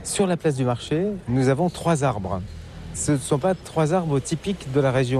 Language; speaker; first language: French; native; French